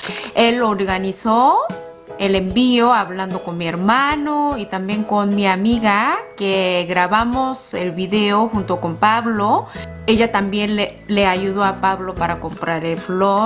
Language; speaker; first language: Spanish; non-native, learner; Korean